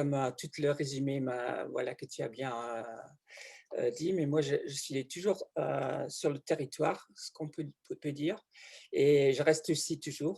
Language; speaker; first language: French; non-native, fluent; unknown